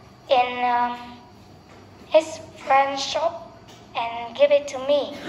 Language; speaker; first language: English; non-native, learner; Vietnamese